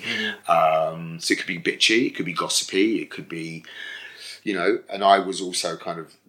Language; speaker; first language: English; native; English